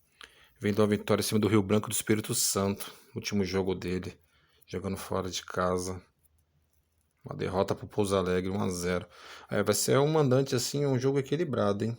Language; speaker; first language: Portuguese; native; Portuguese